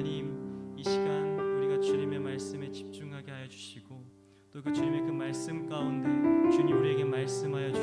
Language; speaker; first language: Korean; native; Korean